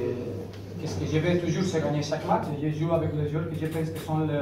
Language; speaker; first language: French; non-native, learner; Spanish